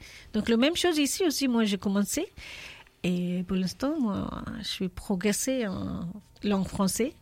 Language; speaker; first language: French; non-native, learner; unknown